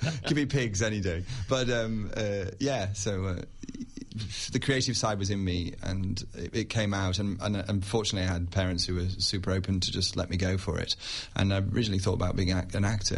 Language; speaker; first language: English; native; English